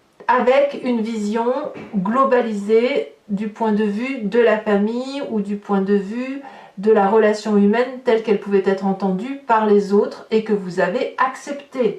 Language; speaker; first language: French; native; French